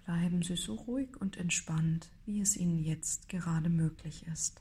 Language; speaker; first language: German; native; German